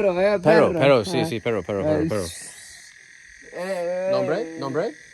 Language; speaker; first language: Spanish; non-native, learner; English